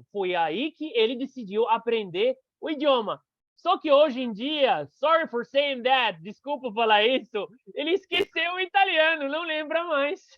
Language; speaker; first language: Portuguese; non-native, fluent; Arabic